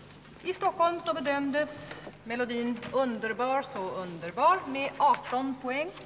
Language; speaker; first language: Swedish; native; Swedish